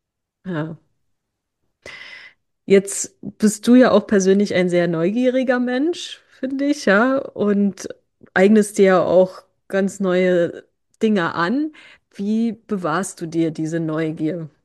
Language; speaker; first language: German; native; German